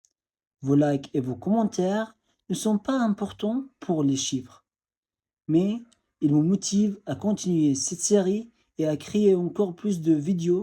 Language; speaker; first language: French; non-native, fluent; Arabic